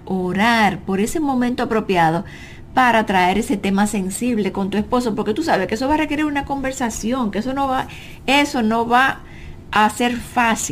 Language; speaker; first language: Spanish; native; Spanish